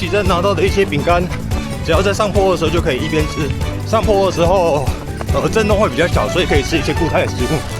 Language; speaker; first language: Chinese; native; Chinese